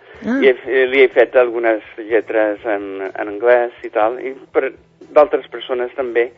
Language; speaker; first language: Catalan; non-native, fluent; English